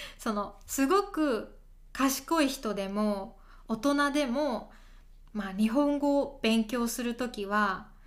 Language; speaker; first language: Japanese; native; Japanese